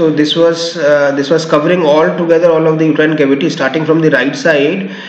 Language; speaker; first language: English; non-native, local second language; Hindi